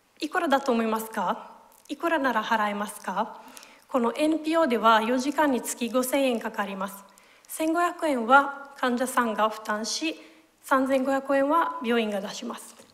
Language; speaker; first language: Japanese; non-native, fluent; Italian